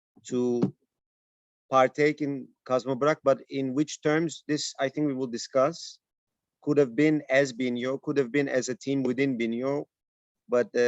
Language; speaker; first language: English; non-native, fluent; Turkish